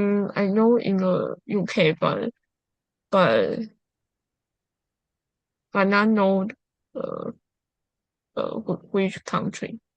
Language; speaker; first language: English; non-native, learner; Chinese